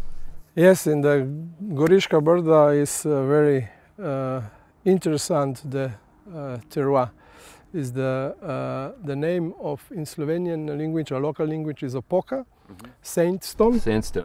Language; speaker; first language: English; non-native, learner; Slovenian